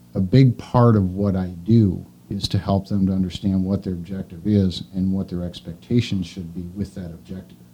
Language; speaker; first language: English; native; English